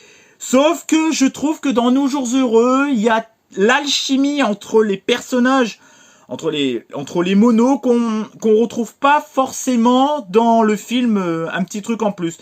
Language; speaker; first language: French; native; French